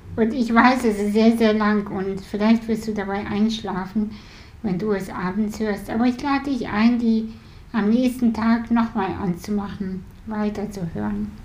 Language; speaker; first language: German; early bilingual, other home language; Russian